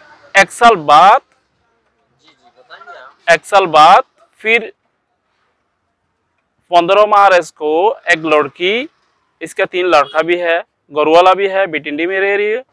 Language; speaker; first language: Hindi; non-native, learner; Rohingya